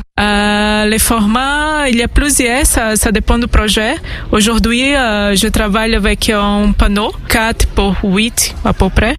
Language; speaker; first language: French; non-native, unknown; Portuguese